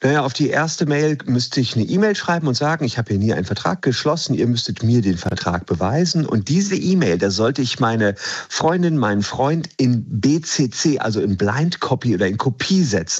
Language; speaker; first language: German; native; German